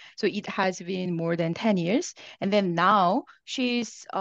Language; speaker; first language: English; non-native, fluent; Korean